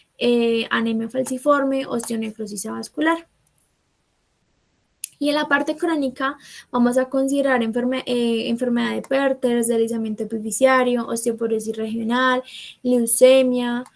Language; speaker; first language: Spanish; native; Spanish